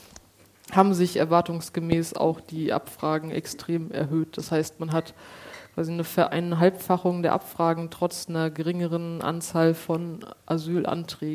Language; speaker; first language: German; native; German